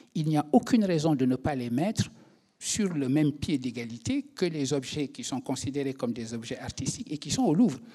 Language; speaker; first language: French; non-native, local second language; Wolof